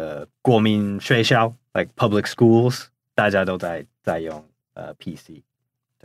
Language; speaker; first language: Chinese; non-native, fluent; English